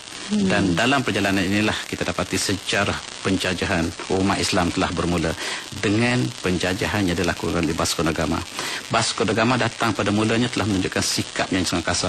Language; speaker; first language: Malay; native; Malay